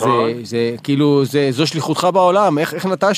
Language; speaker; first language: Hebrew; native; Hebrew